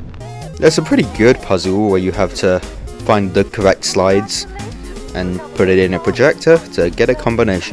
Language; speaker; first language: English; native; English